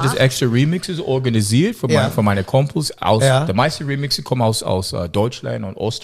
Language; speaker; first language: German; non-native, learner; English